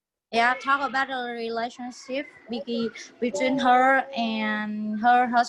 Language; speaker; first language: English; non-native, learner; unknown